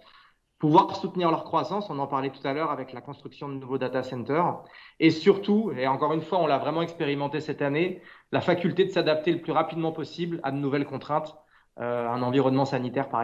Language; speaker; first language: French; native; French